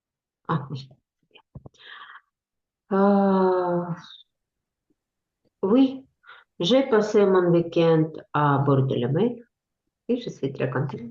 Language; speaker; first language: French; non-native, learner; Ukrainian